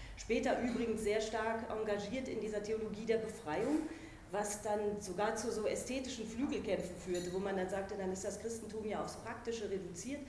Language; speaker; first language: German; native; German